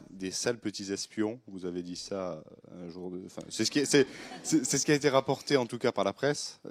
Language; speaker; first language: French; native; French